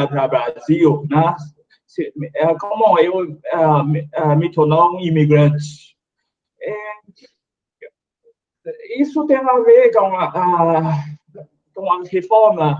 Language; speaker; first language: Portuguese; non-native, fluent; Chinese